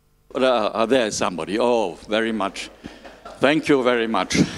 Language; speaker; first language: English; non-native, fluent; German